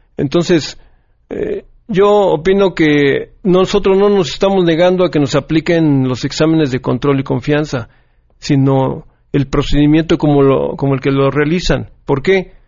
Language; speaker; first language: Spanish; native; Spanish